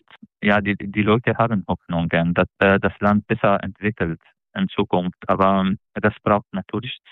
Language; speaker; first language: German; non-native, fluent; Arabic